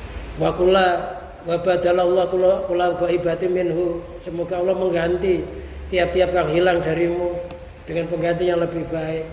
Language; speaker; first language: Indonesian; native; Indonesian